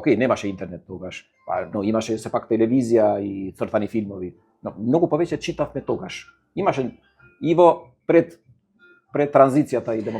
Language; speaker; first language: Macedonian; non-native, fluent; Albanian